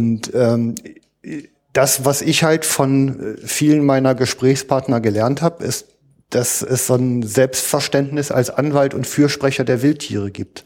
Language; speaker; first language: German; native; German